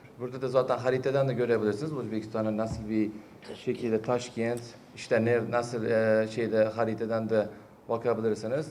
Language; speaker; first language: Turkish; non-native, learner; Uzbek